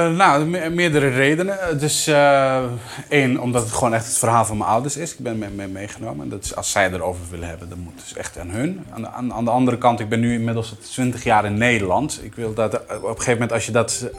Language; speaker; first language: Dutch; early bilingual, other home language; Arabic